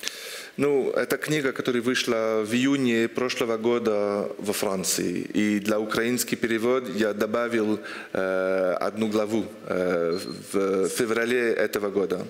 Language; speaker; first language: Russian; non-native, fluent; French